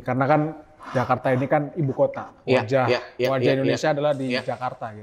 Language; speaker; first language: Indonesian; native; Indonesian